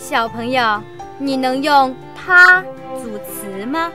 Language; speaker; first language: Chinese; native; Chinese